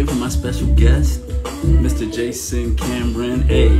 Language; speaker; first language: English; native; English